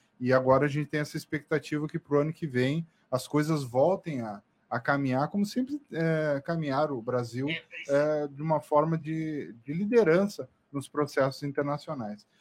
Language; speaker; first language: Portuguese; native; Portuguese